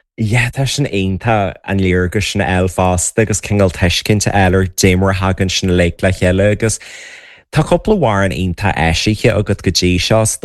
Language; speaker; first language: Irish; native; Irish